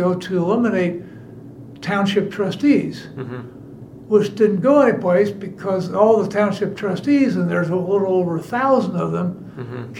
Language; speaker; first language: English; native; English